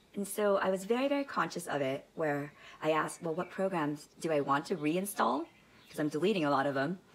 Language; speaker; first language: English; native; English